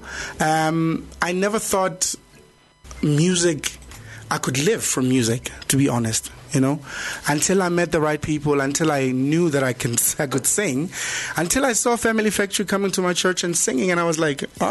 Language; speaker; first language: English; non-native, local second language; Zulu